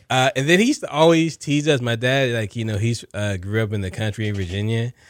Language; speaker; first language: English; native; English